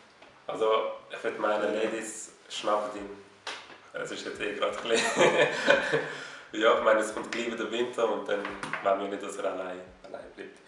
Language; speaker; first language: German; native; German